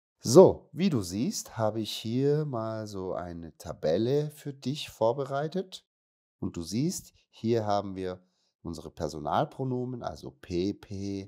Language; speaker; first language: German; non-native, fluent; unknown